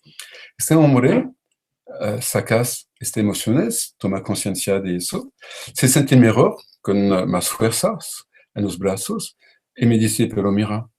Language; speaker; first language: Spanish; non-native, learner; French